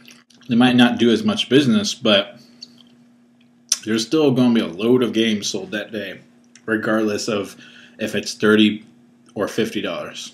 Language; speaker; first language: English; native; English